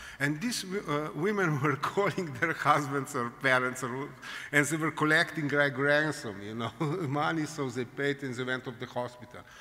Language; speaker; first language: English; non-native, fluent; Slovenian